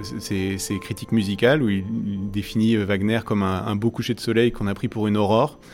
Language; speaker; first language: French; native; French